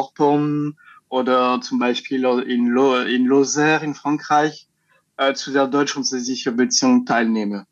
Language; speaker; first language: German; non-native, learner; French